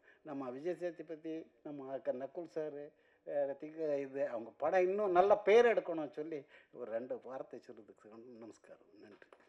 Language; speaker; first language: Tamil; non-native, learner; Malayalam